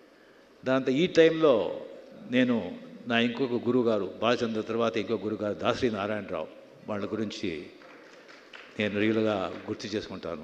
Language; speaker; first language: Telugu; non-native, fluent; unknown